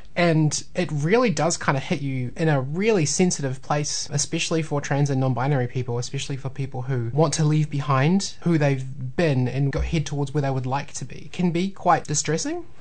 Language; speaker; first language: English; native; English